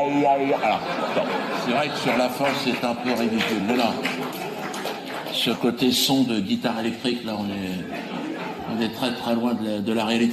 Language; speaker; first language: French; native; French